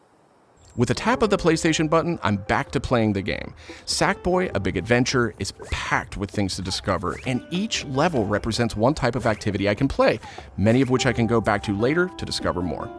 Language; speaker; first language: English; native; English